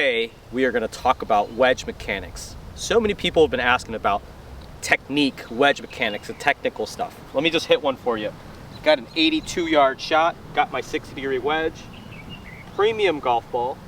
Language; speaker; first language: English; native; English